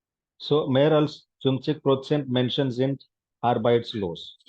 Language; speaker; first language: German; non-native, fluent; Hindi